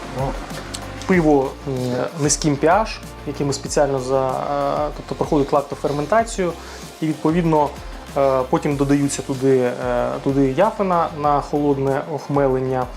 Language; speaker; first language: Ukrainian; native; Ukrainian